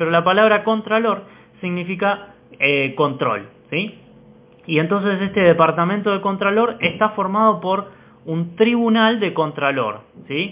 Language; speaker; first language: Spanish; native; Spanish